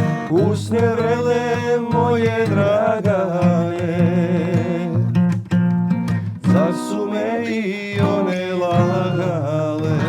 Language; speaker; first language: Bosnian; native; Bosnian